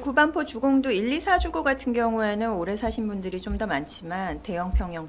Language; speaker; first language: Korean; native; Korean